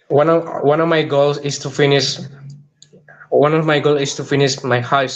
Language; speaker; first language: English; non-native, learner; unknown